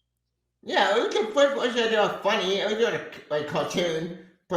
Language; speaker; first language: English; native; English